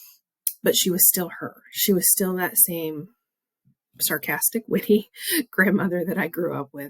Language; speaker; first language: English; native; English